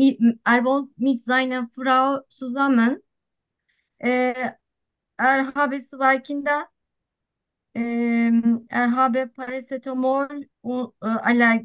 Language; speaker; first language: German; non-native, learner; Turkish